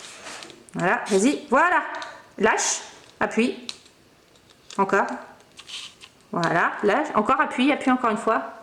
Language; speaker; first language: French; native; French